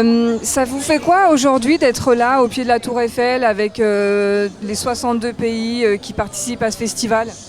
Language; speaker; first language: French; native; French